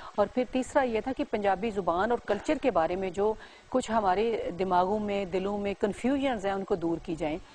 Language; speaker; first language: Urdu; non-native, local second language; Punjabi